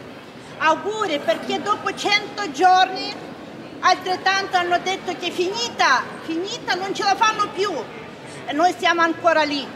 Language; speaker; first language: Italian; non-native, fluent; Ukrainian